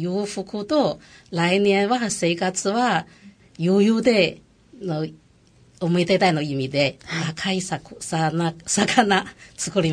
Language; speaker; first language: Japanese; non-native, local second language; Chinese